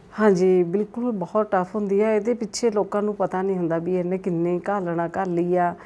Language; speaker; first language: Punjabi; native; Punjabi